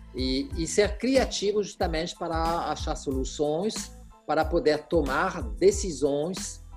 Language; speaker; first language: Portuguese; non-native, fluent; French